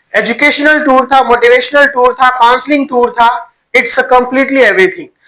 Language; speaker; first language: Hindi; native; Hindi